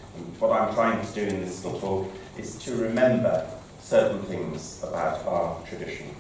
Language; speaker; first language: English; native; English